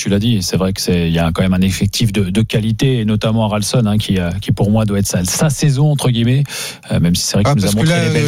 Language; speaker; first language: French; native; French